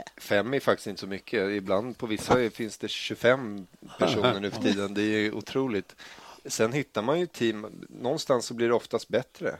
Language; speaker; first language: Swedish; native; Swedish